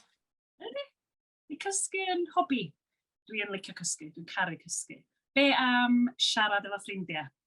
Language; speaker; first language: Welsh; native; Welsh